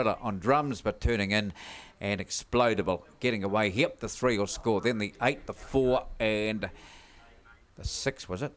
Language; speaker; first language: English; native; English